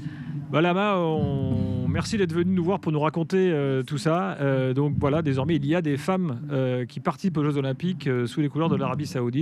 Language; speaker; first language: French; native; French